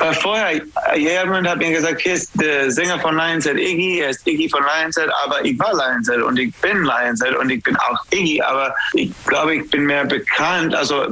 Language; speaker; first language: German; non-native, learner; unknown